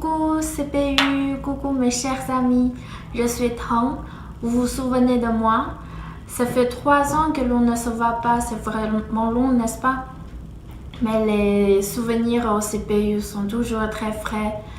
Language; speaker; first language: French; non-native, fluent; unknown